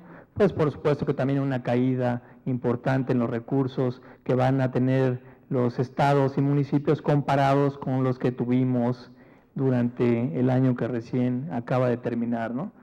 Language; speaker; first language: Spanish; native; Spanish